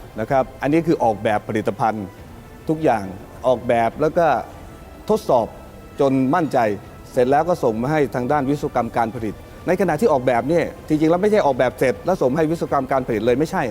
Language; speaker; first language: Thai; native; Thai